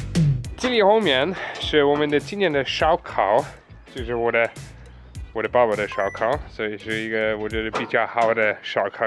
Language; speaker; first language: Chinese; non-native, fluent; German